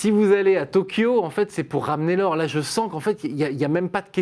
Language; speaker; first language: French; native; French